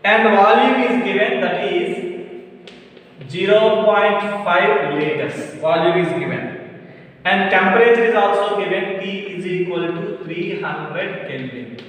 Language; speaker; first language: English; non-native, local second language; Telugu